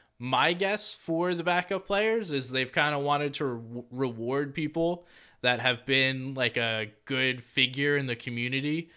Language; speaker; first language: English; native; English